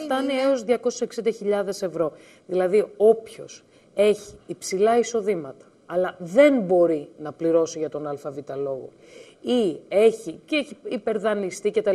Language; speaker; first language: Greek; native; Greek